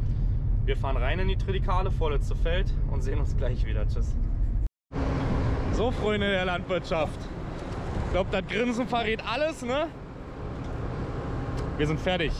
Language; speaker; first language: German; native; German